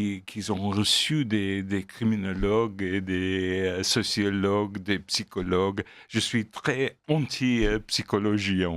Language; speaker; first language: French; non-native, fluent; English